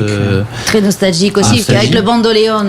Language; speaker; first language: French; native; French